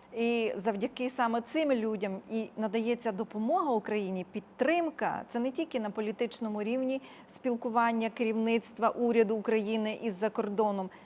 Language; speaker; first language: Ukrainian; native; Ukrainian